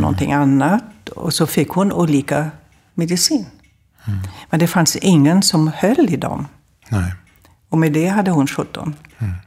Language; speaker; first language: Swedish; non-native, fluent; German